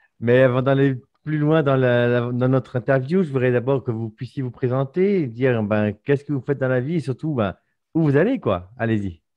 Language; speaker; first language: French; native; French